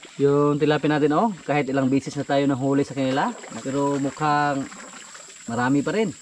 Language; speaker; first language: Filipino; non-native, local second language; Cebuano